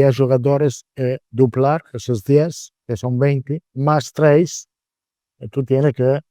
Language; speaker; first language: Spanish; non-native, fluent; Italian